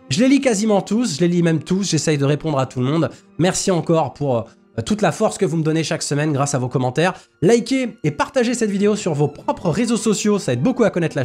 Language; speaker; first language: French; native; French